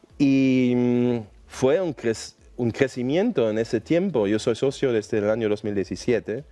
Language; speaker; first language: Spanish; non-native, fluent; German